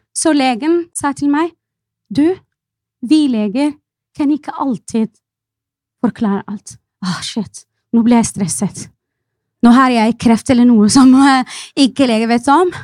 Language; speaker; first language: Norwegian; non-native, fluent; Arabic